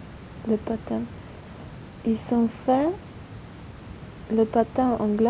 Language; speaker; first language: French; non-native, learner; Polish